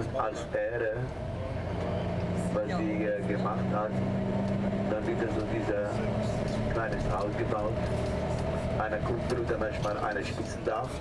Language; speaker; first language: German; non-native, fluent; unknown